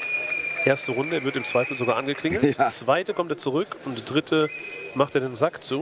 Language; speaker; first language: German; native; German